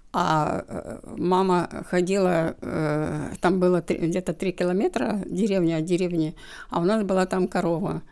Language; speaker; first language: Russian; native; Russian